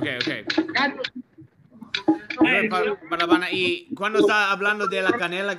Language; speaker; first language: Spanish; non-native, learner; English